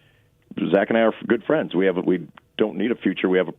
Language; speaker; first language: English; native; English